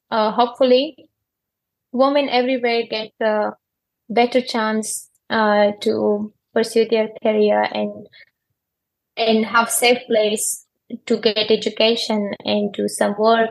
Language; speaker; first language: English; non-native, fluent; Persian